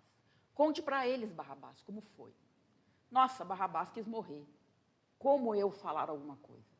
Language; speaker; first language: Portuguese; native; Portuguese